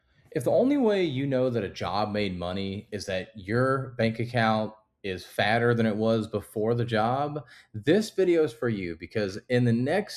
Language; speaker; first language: English; native; English